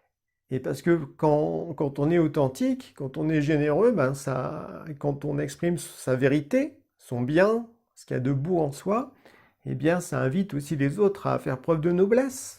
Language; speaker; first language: French; native; French